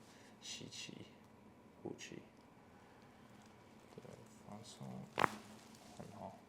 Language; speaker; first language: Chinese; non-native, fluent; English